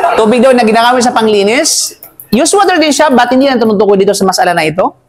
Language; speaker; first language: Filipino; native; Filipino